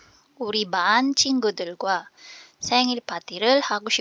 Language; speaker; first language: Korean; non-native, fluent; Filipino